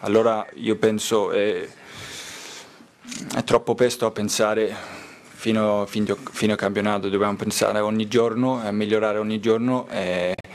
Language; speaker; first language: Italian; non-native, learner; Danish